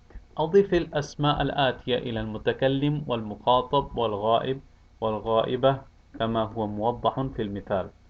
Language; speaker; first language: Arabic; non-native, fluent; English